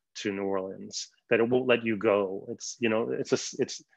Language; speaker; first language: English; native; English